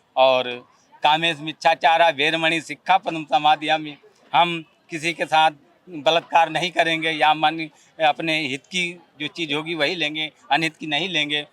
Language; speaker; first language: Hindi; native; Hindi